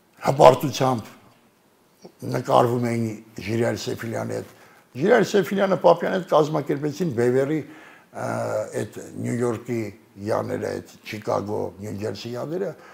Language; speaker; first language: Armenian; native; Armenian